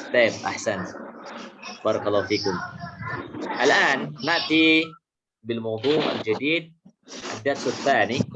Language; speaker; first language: Arabic; non-native, fluent; Indonesian